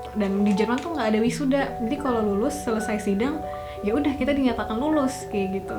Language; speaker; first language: Indonesian; native; Indonesian